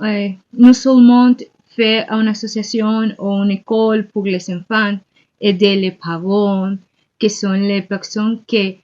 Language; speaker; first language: French; non-native, learner; Spanish